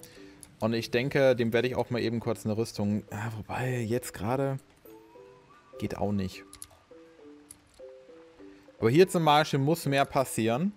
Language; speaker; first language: German; native; German